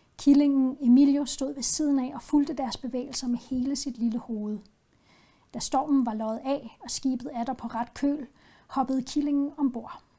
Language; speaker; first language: Danish; native; Danish